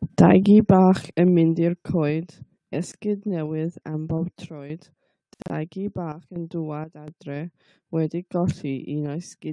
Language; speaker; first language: Welsh; non-native, learner; English